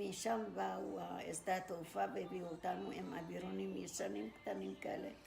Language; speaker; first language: Hebrew; non-native, fluent; Arabic